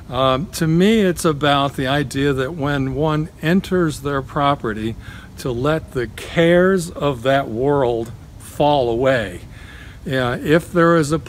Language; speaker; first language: English; native; English